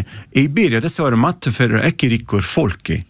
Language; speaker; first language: Icelandic; non-native, learner; Italian